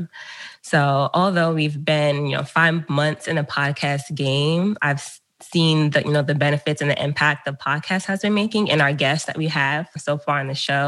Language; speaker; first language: English; native; English